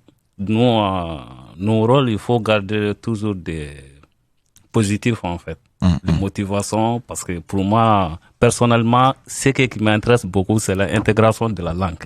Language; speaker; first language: French; non-native, learner; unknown